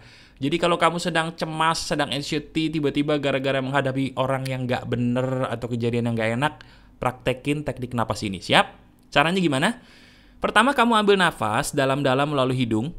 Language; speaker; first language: Indonesian; native; Indonesian